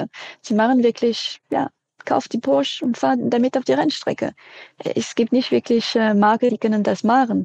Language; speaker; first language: German; non-native, fluent; French